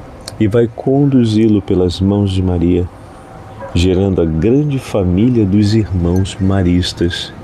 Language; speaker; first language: Portuguese; native; Portuguese